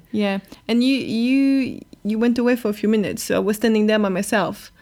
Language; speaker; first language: English; non-native, fluent; French